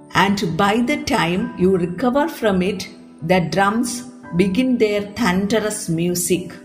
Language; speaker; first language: English; non-native, local second language; Malayalam